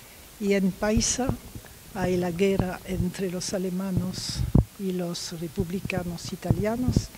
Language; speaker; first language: Spanish; non-native, learner; French